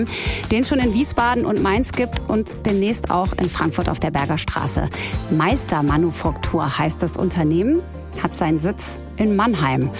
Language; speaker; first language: German; native; German